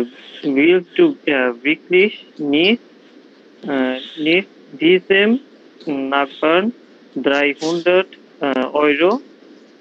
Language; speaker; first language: German; non-native, learner; Bangla